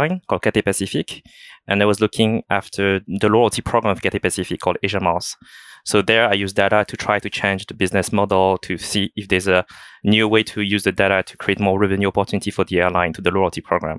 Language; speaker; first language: English; non-native, fluent; French